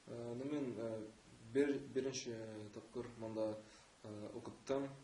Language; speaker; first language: Tatar; non-native, local second language; Russian